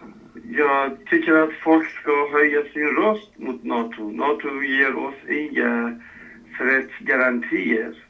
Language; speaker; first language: Swedish; non-native, fluent; Persian